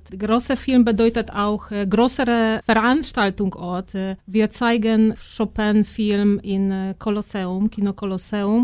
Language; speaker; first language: German; non-native, fluent; Polish